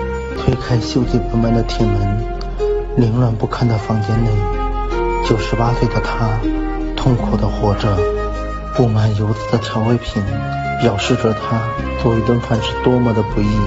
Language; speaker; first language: Chinese; native; Chinese